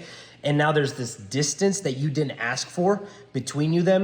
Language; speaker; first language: English; native; English